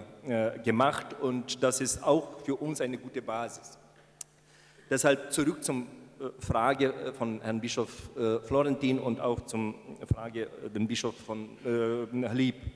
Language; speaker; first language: German; non-native, fluent; Ukrainian